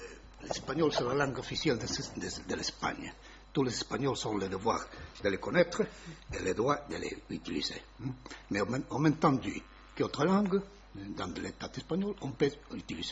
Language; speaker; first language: French; non-native, learner; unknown